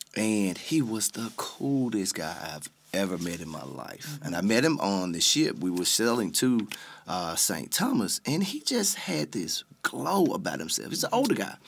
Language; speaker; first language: English; native; English